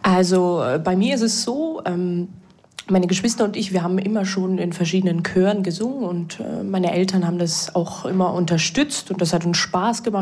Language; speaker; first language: German; native; German